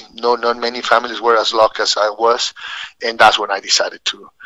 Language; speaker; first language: English; non-native, fluent; Spanish